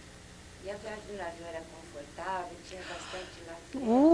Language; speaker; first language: Portuguese; native; Portuguese